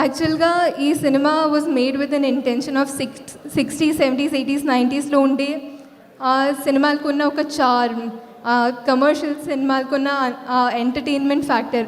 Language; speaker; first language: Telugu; non-native, fluent; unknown